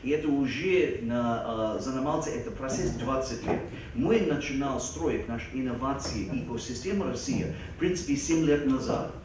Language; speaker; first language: Russian; non-native, fluent; English